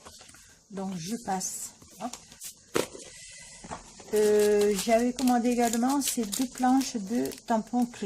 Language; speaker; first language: French; native; French